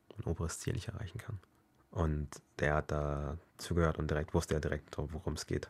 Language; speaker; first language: German; early bilingual, other home language; Akan